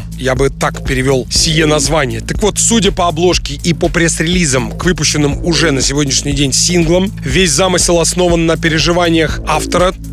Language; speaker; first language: Russian; native; Russian